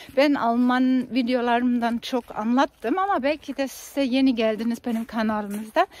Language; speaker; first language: Turkish; non-native, fluent; German